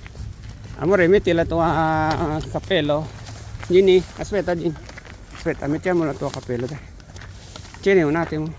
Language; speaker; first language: Italian; non-native, learner; Filipino